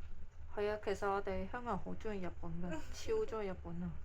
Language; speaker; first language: Cantonese; native; Cantonese